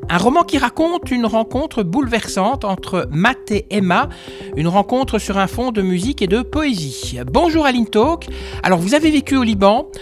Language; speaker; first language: French; native; French